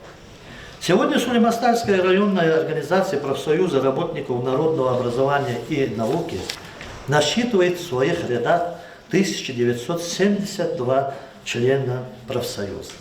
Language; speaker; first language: Russian; non-native, local second language; Lezghian